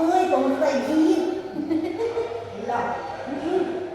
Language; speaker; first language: English; non-native, local second language; Filipino